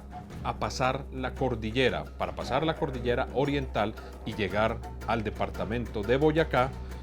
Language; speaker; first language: Spanish; native; Spanish